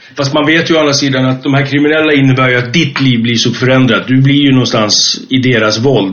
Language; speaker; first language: Swedish; native; Swedish